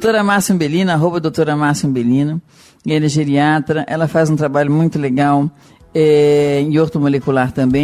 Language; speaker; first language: Portuguese; native; Portuguese